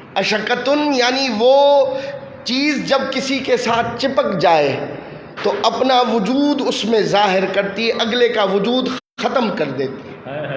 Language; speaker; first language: Urdu; non-native, local second language; Sindhi